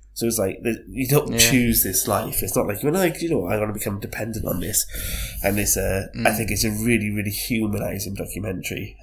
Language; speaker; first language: English; native; English